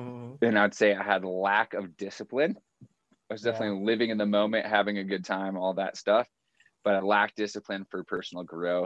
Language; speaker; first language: English; native; English